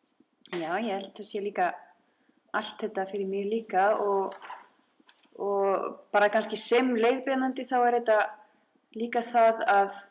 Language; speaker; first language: Icelandic; non-native, fluent; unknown